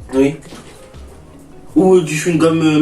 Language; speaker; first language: French; native; French